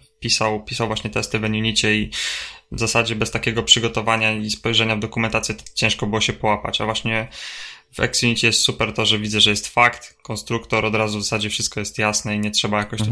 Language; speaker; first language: Polish; native; Polish